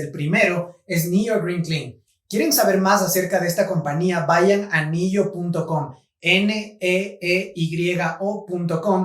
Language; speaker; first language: Spanish; native; Spanish